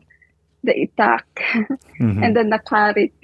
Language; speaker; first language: English; non-native, local second language; Filipino